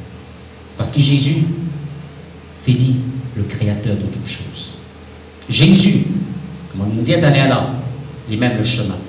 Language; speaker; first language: French; non-native, local second language; Morisyen